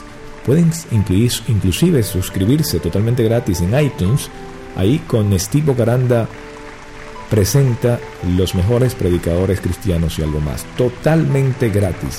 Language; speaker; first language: Spanish; native; Spanish